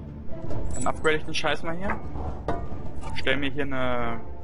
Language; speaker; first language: German; native; German